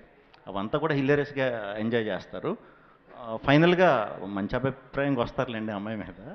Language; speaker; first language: Telugu; native; Telugu